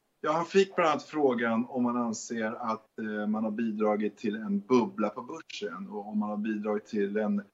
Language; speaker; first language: Swedish; native; Swedish